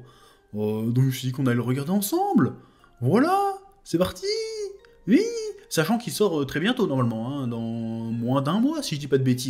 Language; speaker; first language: French; native; French